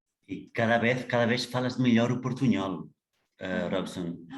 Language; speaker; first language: Portuguese; non-native, learner; Spanish